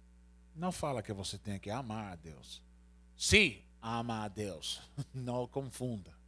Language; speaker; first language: Portuguese; non-native, learner; Spanish